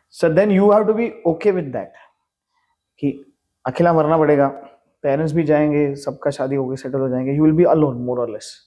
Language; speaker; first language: Hindi; non-native, local second language; Marathi